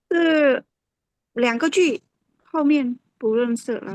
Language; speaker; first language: Chinese; non-native, learner; Khmer